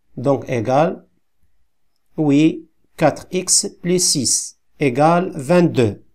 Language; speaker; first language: French; non-native, local second language; Arabic